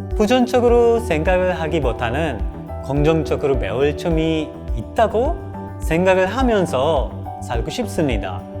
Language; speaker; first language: Korean; non-native, fluent; Sinhala